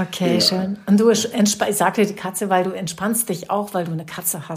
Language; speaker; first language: German; native; German